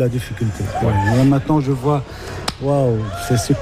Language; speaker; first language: French; non-native, local second language; Arabic